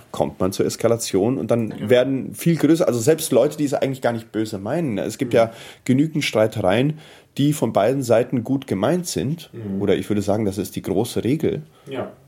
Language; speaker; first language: German; early bilingual, heritage; German